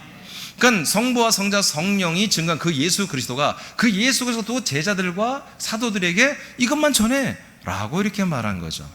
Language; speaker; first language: Korean; native; Korean